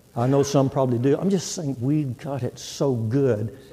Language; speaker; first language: English; native; English